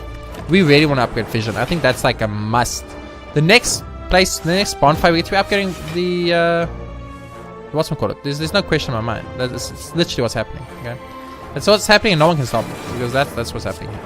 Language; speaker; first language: English; native; English